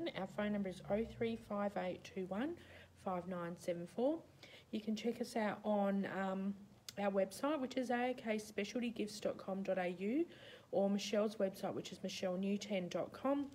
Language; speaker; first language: English; native; English